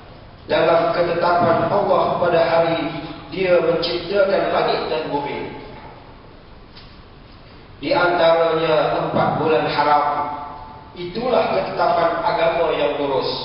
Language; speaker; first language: Malay; native; Malay